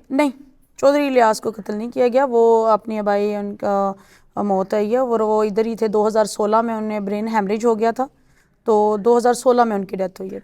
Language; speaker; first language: Urdu; non-native, local second language; Punjabi